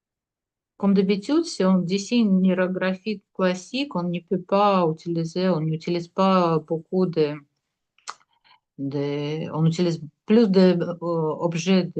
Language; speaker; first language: French; non-native, learner; Russian